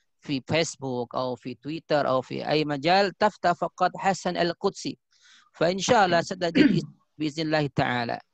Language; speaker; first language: Arabic; non-native, fluent; Indonesian